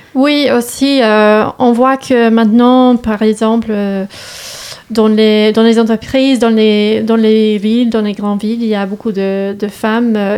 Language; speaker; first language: French; non-native, learner; English